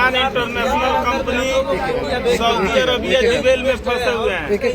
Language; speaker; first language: Hindi; native; Hindi